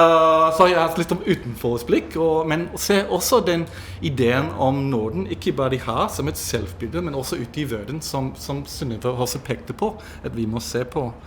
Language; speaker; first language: Norwegian; non-native, fluent; English